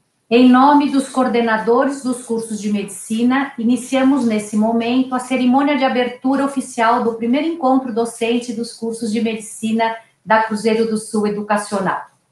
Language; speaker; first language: Portuguese; native; Portuguese